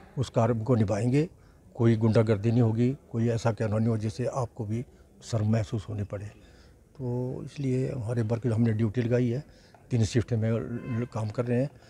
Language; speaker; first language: Hindi; native; Hindi